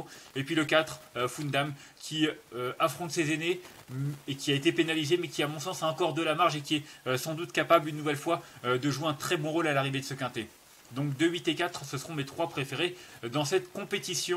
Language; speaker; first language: French; native; French